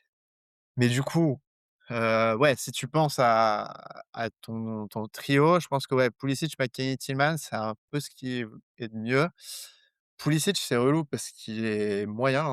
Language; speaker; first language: French; native; French